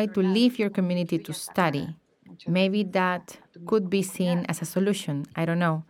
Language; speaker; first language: English; non-native, fluent; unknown